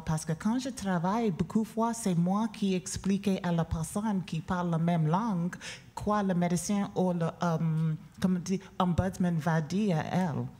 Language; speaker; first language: French; non-native, learner; English